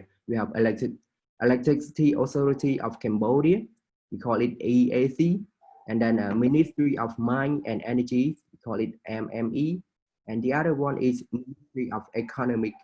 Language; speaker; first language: English; non-native, fluent; Khmer